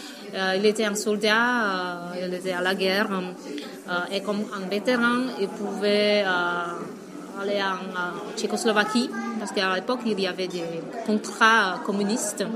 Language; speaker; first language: French; non-native, fluent; Vietnamese